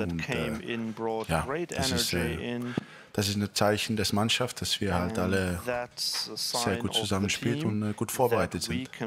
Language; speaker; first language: German; non-native, fluent; Danish